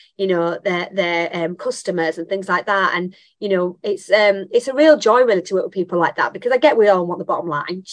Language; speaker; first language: English; native; English